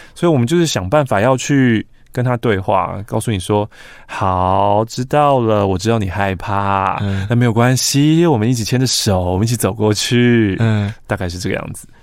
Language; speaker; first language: Chinese; native; Chinese